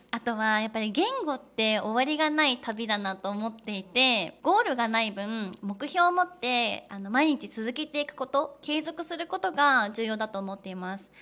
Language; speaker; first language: Japanese; native; Japanese